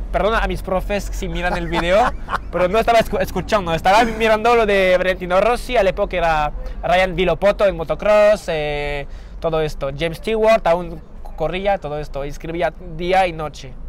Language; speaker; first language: Spanish; non-native, fluent; French